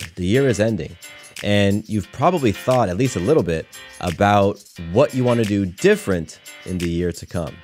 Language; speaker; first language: English; native; English